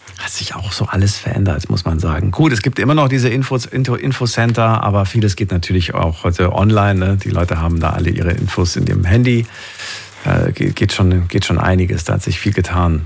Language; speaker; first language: German; native; German